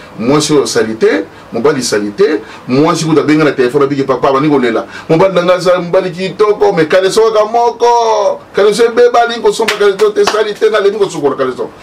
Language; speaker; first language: Lingala; native; Lingala